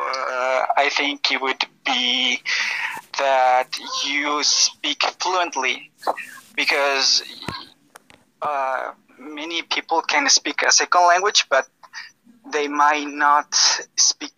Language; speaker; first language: English; non-native, fluent; Spanish